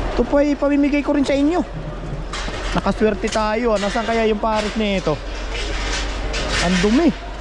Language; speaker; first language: Filipino; native; Filipino